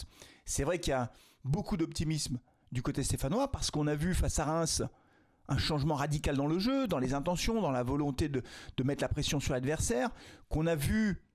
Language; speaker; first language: French; native; French